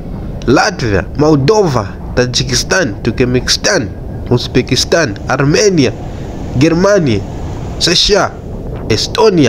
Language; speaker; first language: Russian; non-native, fluent; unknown